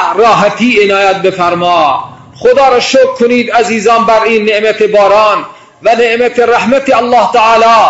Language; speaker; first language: Persian; non-native, local second language; Baluchi